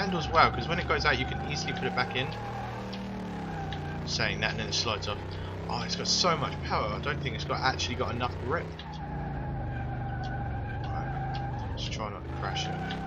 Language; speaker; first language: English; native; English